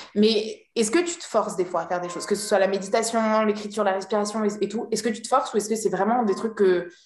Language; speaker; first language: French; native; French